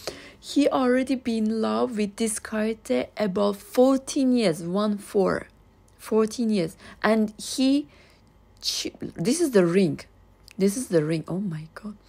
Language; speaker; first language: English; non-native, learner; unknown